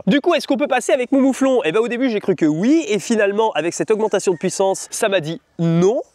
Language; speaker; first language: French; native; French